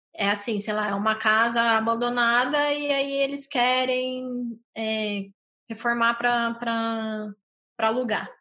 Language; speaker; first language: Portuguese; native; Portuguese